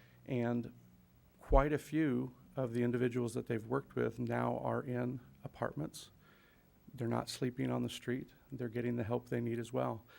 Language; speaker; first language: English; native; English